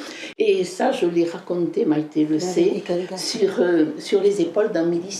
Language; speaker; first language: French; early bilingual, other home language; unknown